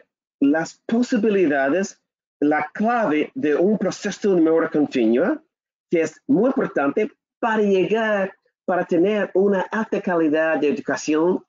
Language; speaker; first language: Spanish; non-native, learner; English